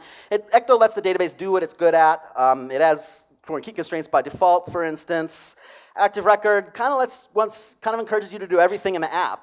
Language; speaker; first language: English; native; English